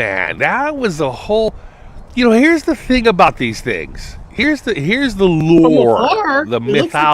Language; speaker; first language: English; native; English